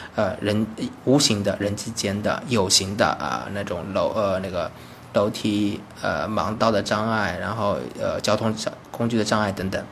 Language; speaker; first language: Chinese; native; Chinese